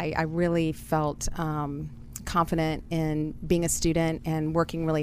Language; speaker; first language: English; early bilingual, other home language; German